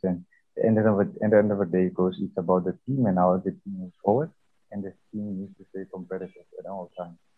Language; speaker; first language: English; non-native, local second language; Afrikaans